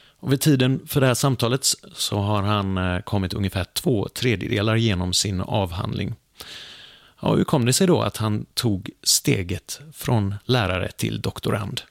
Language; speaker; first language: Swedish; native; Swedish